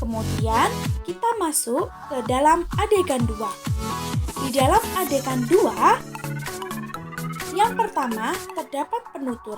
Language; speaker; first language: Indonesian; native; Indonesian